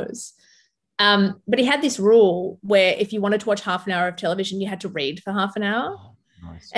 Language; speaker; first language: English; early bilingual, other home language; Arabic